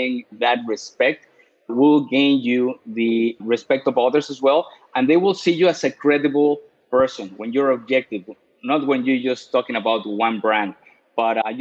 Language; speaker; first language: English; non-native, fluent; Spanish